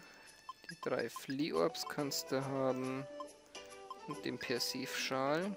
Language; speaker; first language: German; native; German